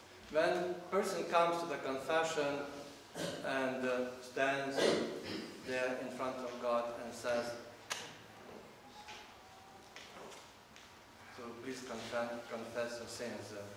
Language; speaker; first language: English; non-native, fluent; Russian